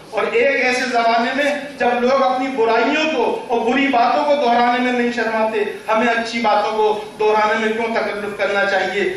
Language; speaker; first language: Urdu; native; Urdu